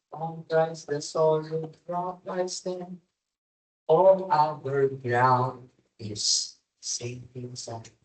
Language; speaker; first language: English; non-native, local second language; Filipino